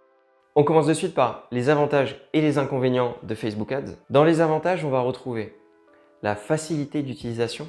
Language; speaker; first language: French; native; French